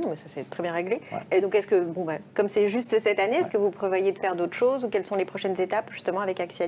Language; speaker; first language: French; native; French